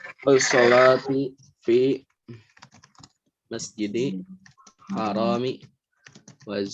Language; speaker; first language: Arabic; non-native, fluent; Indonesian